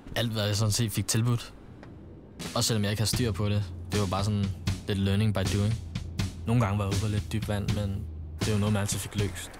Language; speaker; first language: Danish; early bilingual, other home language; Vietnamese